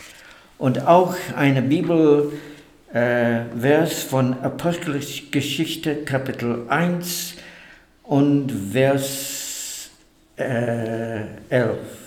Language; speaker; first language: German; non-native, fluent; English